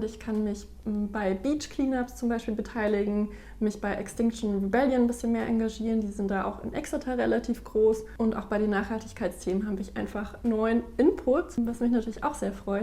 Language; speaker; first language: German; native; German